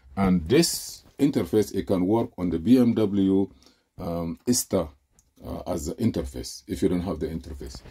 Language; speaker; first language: English; non-native, fluent; Arabic